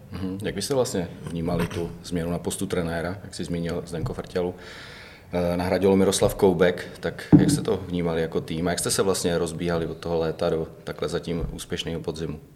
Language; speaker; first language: Czech; native; Czech